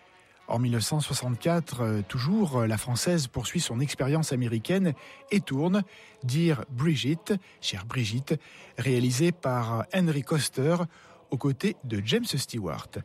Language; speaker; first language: French; native; French